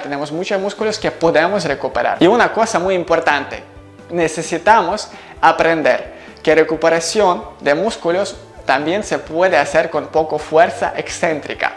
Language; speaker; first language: Spanish; non-native, learner; Ukrainian